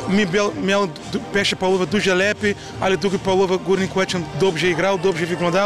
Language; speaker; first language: Polish; non-native, learner; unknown